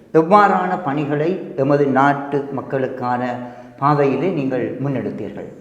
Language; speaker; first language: Tamil; native; Tamil